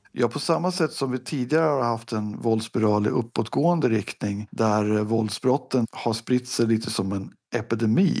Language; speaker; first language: Swedish; native; Swedish